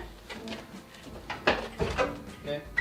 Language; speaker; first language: English; native; English